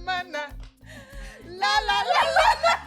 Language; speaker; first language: Spanish; non-native, learner; English